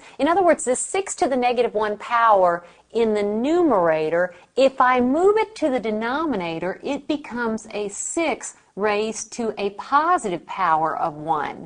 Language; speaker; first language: English; native; English